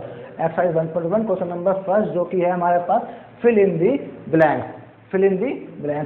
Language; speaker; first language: Hindi; native; Hindi